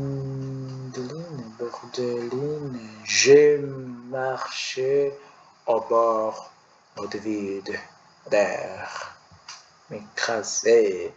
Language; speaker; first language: French; non-native, learner; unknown